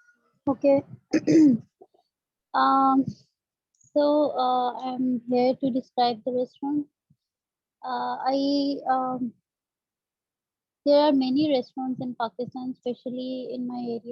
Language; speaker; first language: English; non-native, fluent; Urdu